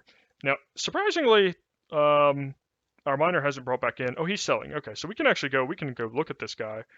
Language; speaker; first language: English; native; English